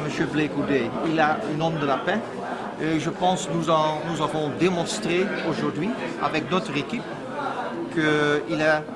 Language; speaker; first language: French; non-native, fluent; Dutch